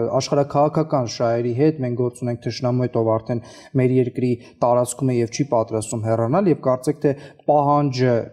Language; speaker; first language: Armenian; native; Armenian